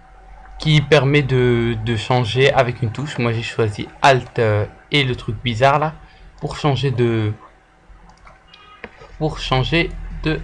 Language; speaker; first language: French; native; French